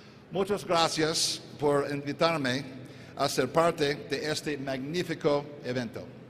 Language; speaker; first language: Spanish; non-native, fluent; English